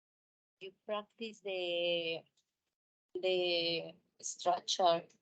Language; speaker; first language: English; non-native, learner; Spanish